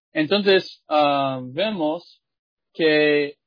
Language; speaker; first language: Spanish; non-native, fluent; English